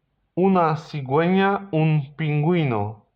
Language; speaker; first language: Spanish; non-native, fluent; Polish